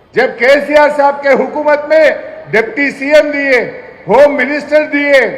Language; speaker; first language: Hindi; non-native, local second language; Telugu